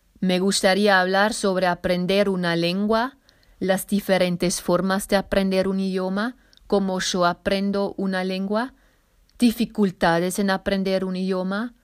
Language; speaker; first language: Spanish; non-native, fluent; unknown